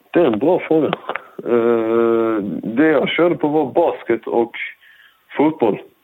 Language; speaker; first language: Swedish; early bilingual, other home language; Persian